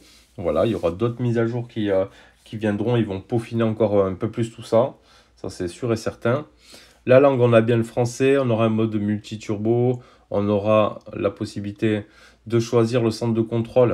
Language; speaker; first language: French; native; French